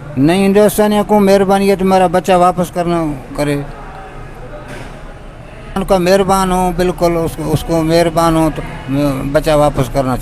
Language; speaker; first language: Hindi; non-native, local second language; Baluchi